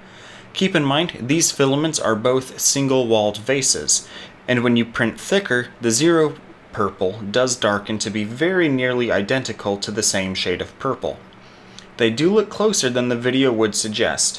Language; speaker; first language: English; native; English